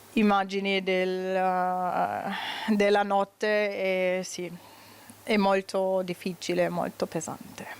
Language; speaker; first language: Italian; non-native, learner; German